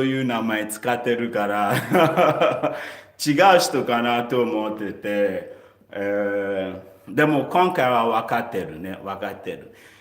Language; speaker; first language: Japanese; non-native, learner; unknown